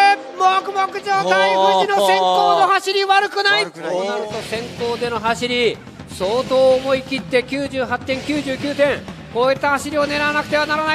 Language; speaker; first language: Japanese; native; Japanese